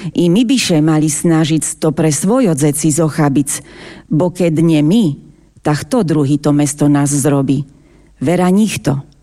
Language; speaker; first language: Slovak; native; Slovak